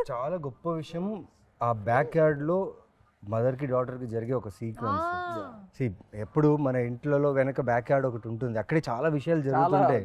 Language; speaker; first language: Telugu; native; Telugu